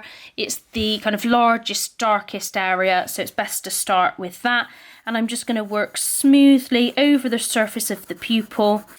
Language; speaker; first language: English; native; English